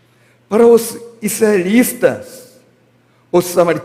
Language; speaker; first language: Portuguese; non-native, learner; Korean